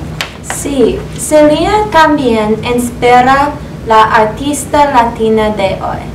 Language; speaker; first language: Spanish; non-native, learner; English